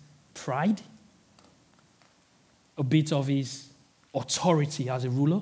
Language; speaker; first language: English; non-native, local second language; Yoruba